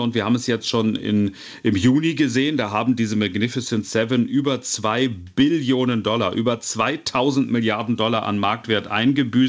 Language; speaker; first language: German; native; German